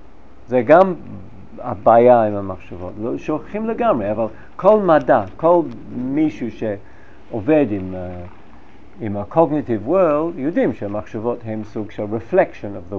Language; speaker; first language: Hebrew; non-native, fluent; English